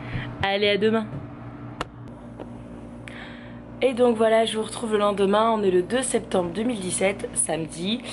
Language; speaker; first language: French; native; French